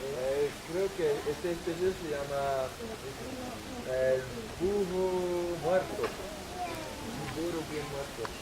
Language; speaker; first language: Spanish; non-native, learner; French